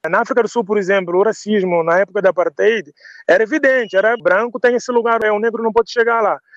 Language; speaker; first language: Portuguese; non-native, local second language; Upper Guinea Crioulo